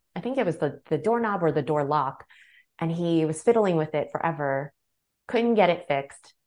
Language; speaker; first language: English; native; English